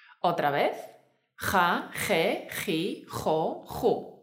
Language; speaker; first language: Spanish; native; Spanish